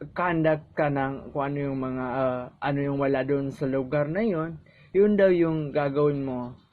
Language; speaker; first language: Filipino; non-native, local second language; Maguindanaon